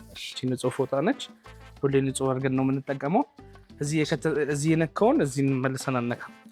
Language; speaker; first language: Amharic; early bilingual, other home language; Arabic